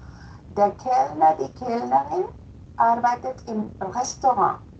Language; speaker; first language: German; non-native, fluent; Spanish